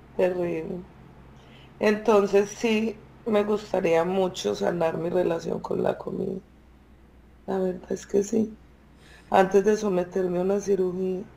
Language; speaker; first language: Spanish; native; Spanish